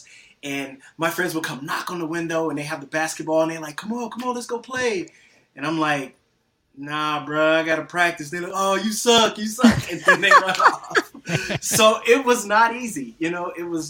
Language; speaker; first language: English; native; English